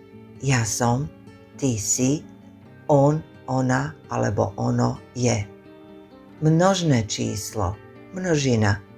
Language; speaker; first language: Slovak; non-native, fluent; Serbian